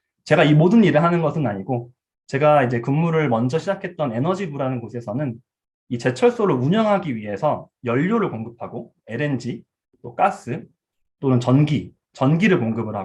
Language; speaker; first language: Korean; early bilingual, heritage; Korean